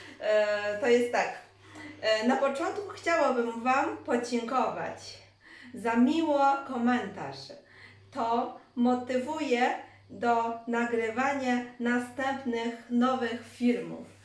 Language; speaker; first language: Polish; non-native, learner; Chinese